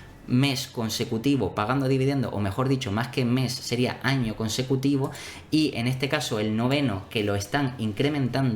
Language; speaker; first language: Spanish; native; Spanish